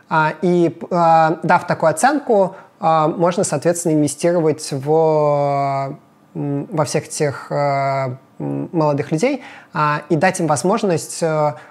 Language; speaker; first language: Russian; native; Russian